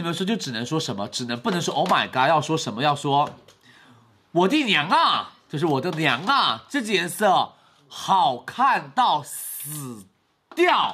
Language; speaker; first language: Chinese; native; Chinese